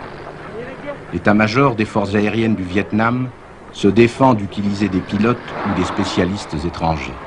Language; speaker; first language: French; native; French